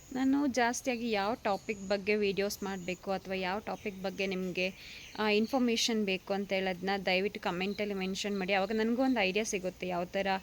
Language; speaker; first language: Kannada; non-native, local second language; Kodava